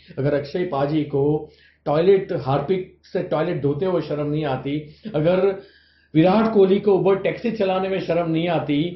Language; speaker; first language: Hindi; non-native, local second language; Gujarati